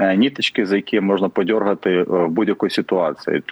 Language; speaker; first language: Ukrainian; non-native, fluent; Russian